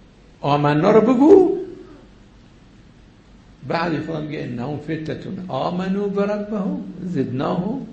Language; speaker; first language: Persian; native; Persian